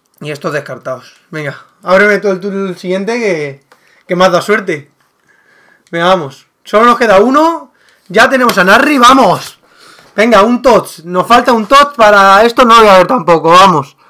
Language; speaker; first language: Spanish; native; Spanish